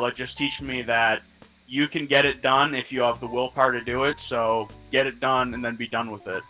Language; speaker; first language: English; native; English